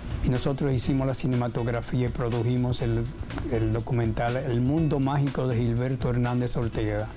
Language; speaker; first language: Spanish; native; Spanish